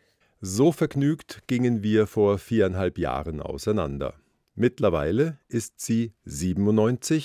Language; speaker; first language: German; native; German